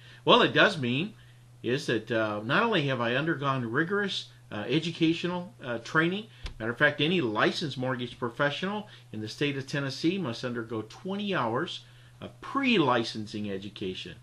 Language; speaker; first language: English; native; English